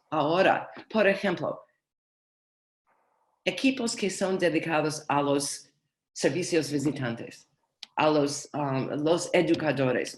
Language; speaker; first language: Spanish; non-native, learner; English